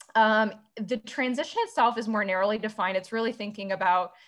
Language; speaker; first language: English; native; English